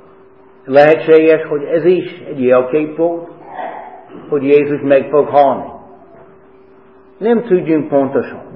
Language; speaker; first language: Hungarian; non-native, fluent; English